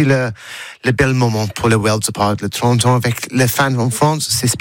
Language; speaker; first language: French; non-native, learner; English